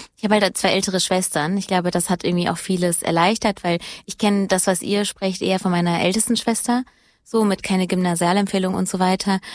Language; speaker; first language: German; early bilingual, other home language; Italian